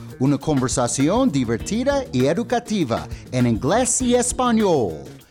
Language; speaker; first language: Spanish; non-native, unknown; English